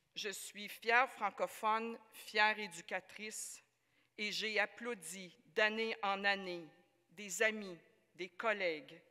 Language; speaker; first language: French; native; French